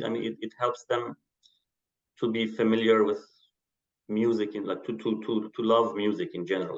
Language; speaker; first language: English; non-native, fluent; Persian